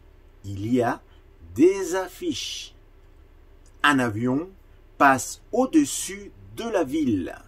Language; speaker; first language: French; non-native, fluent; Spanish